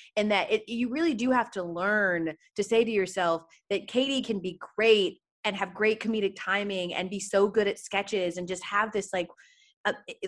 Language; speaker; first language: English; native; English